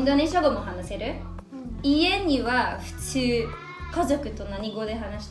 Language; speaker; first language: Japanese; early bilingual, other home language; Indonesian